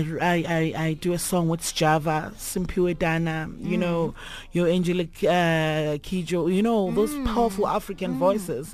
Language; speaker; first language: English; non-native, local second language; Swati